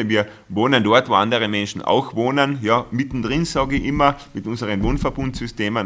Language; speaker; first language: German; native; German